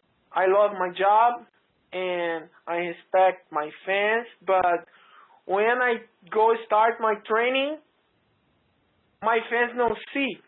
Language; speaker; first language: English; non-native, learner; Portuguese